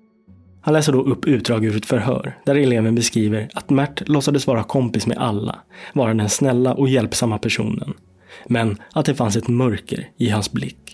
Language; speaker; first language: Swedish; native; Swedish